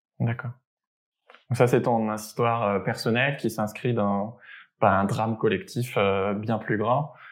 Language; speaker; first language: French; native; French